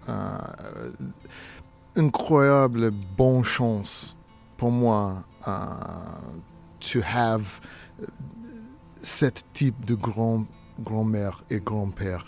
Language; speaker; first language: French; non-native, learner; English